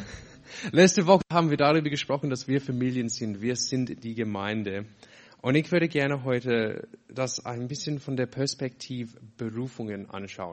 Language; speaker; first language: German; non-native, fluent; English